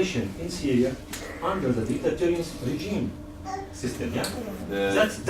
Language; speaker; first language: English; non-native, learner; Arabic